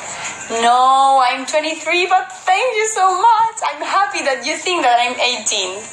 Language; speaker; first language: English; non-native, fluent; Spanish